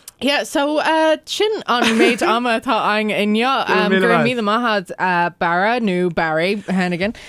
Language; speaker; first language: Irish; non-native, local second language; English